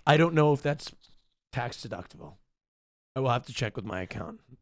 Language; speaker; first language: English; native; English